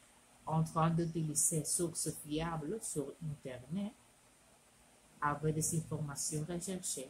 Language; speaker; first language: French; non-native, learner; Spanish